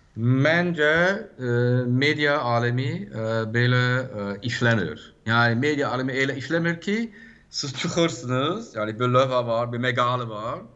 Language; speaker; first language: Azerbaijani; non-native, fluent; German